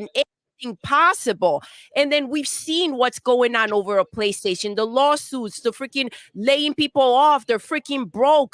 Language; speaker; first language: English; native; English